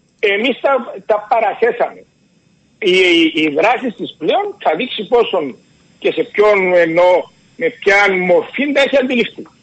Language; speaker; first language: Greek; native; Greek